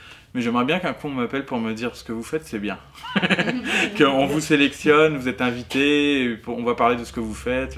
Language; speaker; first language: French; native; French